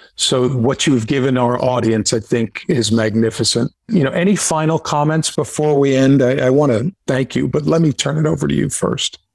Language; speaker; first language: English; native; English